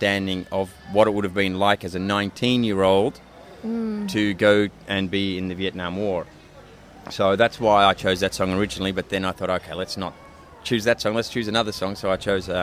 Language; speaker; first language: English; native; English